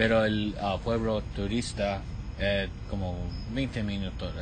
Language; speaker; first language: Spanish; non-native, fluent; English